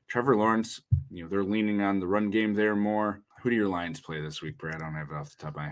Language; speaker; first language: English; native; English